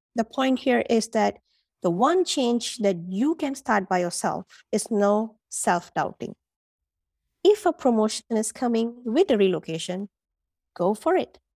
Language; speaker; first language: English; non-native, local second language; Tamil